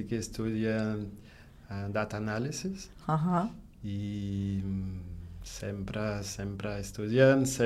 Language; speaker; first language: Catalan; non-native, learner; Portuguese